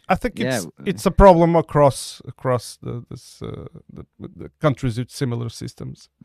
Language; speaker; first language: English; non-native, fluent; Portuguese